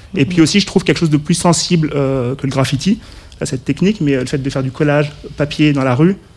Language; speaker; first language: French; native; French